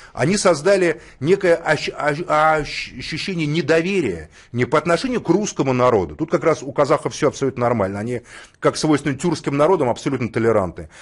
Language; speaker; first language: Russian; native; Russian